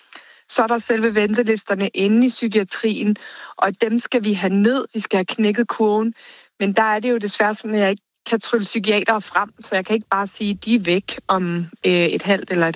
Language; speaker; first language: Danish; native; Danish